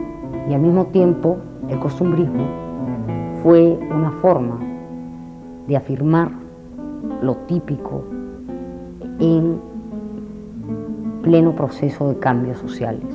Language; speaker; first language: Spanish; native; Spanish